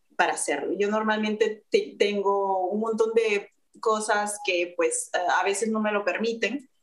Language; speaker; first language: Spanish; native; Spanish